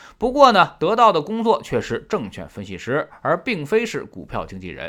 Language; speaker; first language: Chinese; native; Chinese